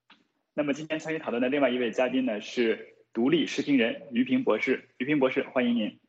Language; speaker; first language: Chinese; native; Chinese